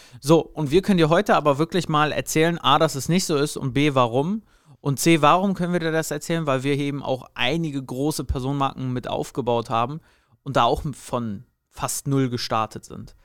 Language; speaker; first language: German; native; German